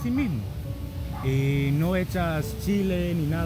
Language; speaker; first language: Spanish; non-native, learner; English